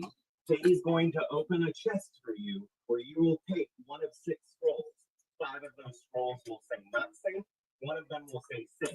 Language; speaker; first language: English; native; English